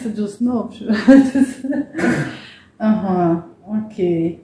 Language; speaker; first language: English; non-native, learner; Russian